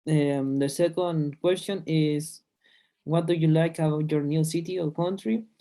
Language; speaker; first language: English; non-native, learner; Spanish